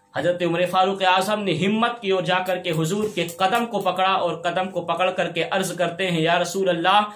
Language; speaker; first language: Urdu; native; Urdu